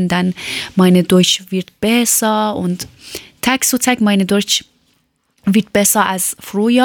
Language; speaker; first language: German; non-native, learner; Persian